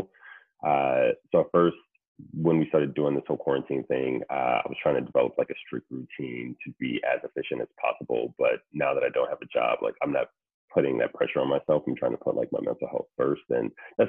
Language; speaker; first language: English; native; English